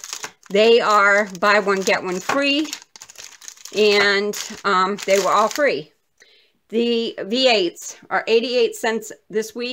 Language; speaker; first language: English; native; English